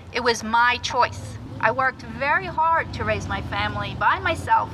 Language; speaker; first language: English; early bilingual, other home language; Spanish